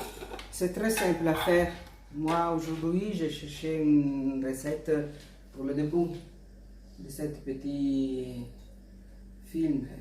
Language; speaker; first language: French; non-native, fluent; Italian